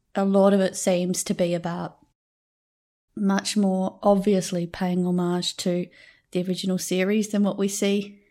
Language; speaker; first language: English; native; English